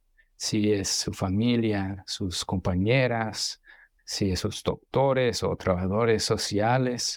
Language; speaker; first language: Spanish; non-native, fluent; English